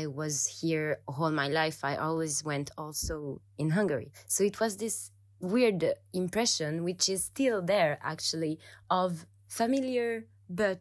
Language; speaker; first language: English; non-native, fluent; French